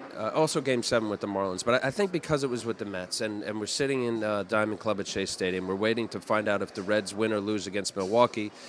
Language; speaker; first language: English; native; English